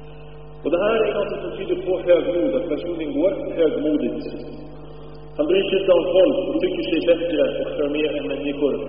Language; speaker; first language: Swedish; early bilingual, other home language; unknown